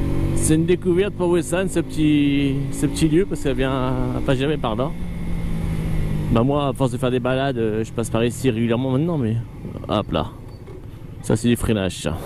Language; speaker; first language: French; native; French